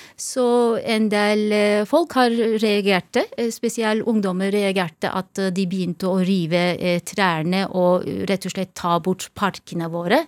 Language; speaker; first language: Norwegian; non-native, fluent; Turkish